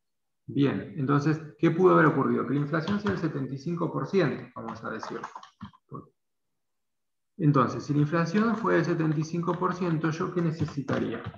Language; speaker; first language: Spanish; native; Spanish